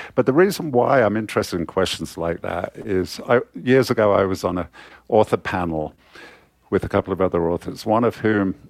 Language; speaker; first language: English; native; English